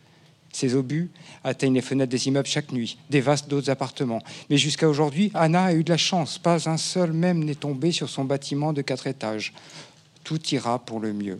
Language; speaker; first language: French; native; French